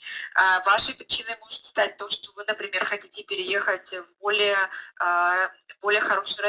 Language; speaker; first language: Russian; native; Russian